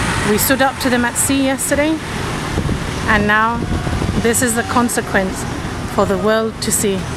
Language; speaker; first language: English; early bilingual, other home language; Spanish